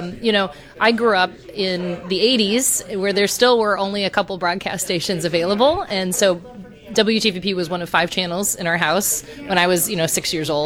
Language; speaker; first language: English; native; English